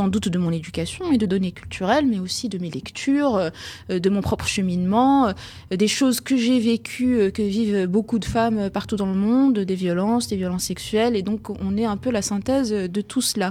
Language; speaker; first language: French; non-native, local second language; Arabic